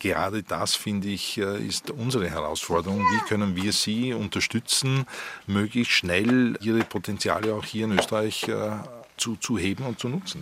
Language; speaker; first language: German; native; German